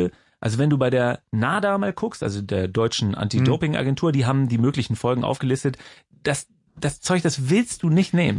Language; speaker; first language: German; native; German